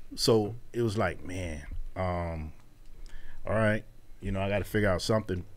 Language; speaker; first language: English; native; English